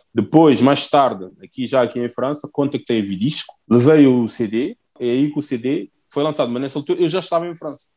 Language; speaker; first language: Portuguese; early bilingual, other home language; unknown